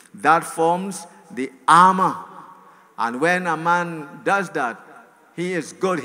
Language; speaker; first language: English; native; English